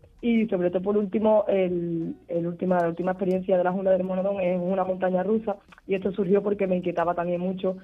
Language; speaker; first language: Spanish; native; Spanish